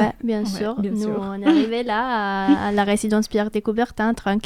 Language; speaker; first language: French; non-native, fluent; Italian